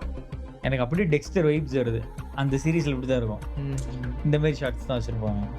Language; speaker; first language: Tamil; native; Tamil